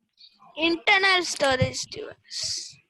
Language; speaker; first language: English; non-native, local second language; Sinhala